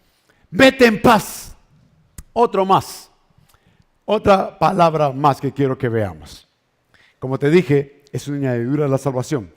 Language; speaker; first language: Spanish; native; Spanish